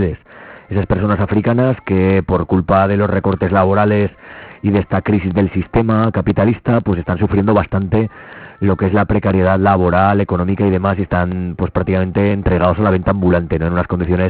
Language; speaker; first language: Spanish; native; Spanish